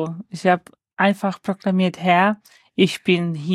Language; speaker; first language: German; early bilingual, other home language; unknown